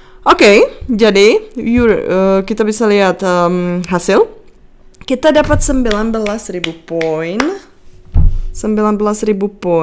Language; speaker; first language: Indonesian; non-native, fluent; Czech